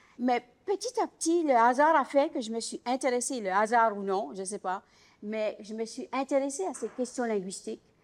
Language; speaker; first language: French; native; French